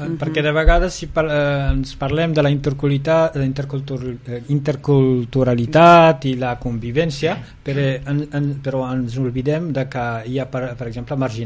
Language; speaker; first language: Catalan; non-native, fluent; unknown